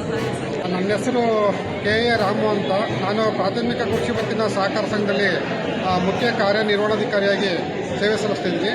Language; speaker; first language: Kannada; native; Kannada